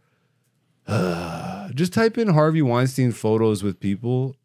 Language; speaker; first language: English; native; English